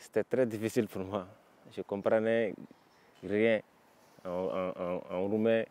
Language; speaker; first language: French; non-native, local second language; Bambara